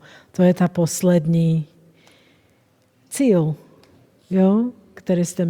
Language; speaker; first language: Czech; non-native, fluent; German